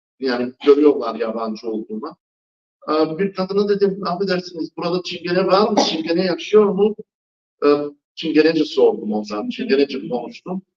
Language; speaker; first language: Turkish; non-native, fluent; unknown